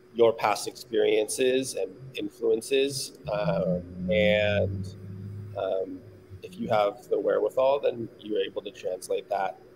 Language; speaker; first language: English; native; English